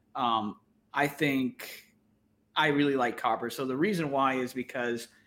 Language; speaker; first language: English; native; English